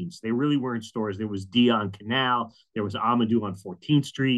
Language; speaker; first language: English; native; English